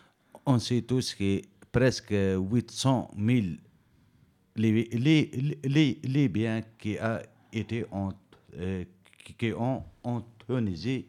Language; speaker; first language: French; non-native, learner; Berber languages